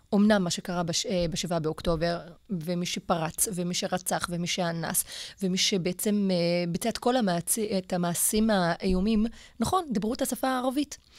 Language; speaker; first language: Hebrew; non-native, local second language; Arabic